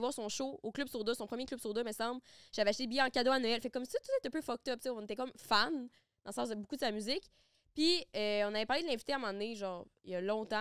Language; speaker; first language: French; native; French